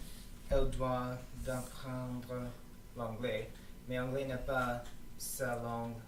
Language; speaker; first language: French; non-native, learner; English